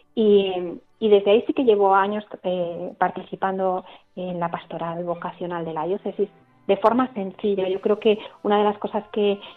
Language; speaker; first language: Spanish; native; Spanish